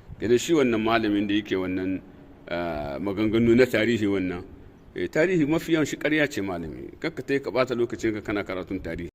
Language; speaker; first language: Hausa; non-native, local second language; Tamasheq